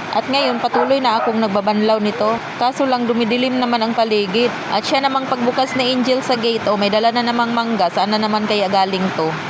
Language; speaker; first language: Filipino; non-native, local second language; Cebuano